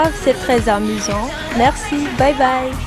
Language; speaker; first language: French; non-native, local second language; Malagasy